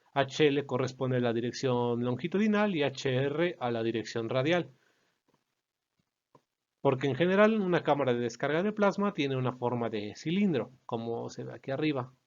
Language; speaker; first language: Spanish; native; Spanish